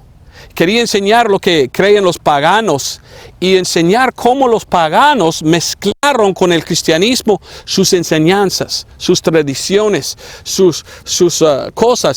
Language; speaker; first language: Spanish; non-native, fluent; English